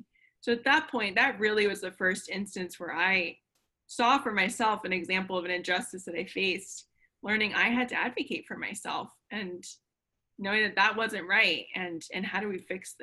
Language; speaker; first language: English; native; English